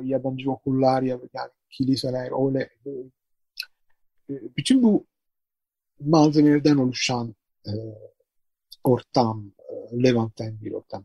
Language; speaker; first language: Turkish; non-native, fluent; Italian